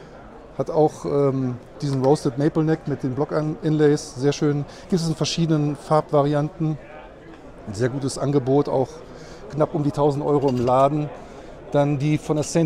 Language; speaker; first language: German; native; German